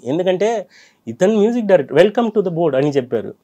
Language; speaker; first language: Telugu; non-native, fluent; Tamil